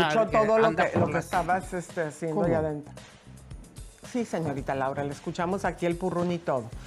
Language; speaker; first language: Spanish; native; Spanish